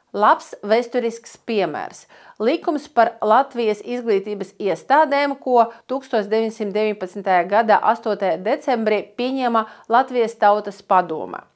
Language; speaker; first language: Latvian; non-native, local second language; Russian